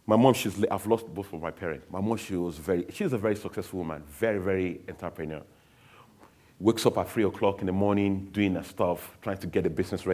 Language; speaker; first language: English; non-native, local second language; Yoruba